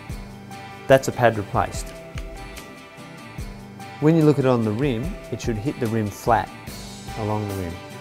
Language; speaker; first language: English; native; English